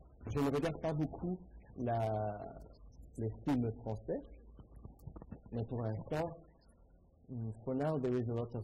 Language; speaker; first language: French; native; French